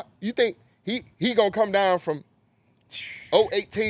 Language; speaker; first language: English; native; English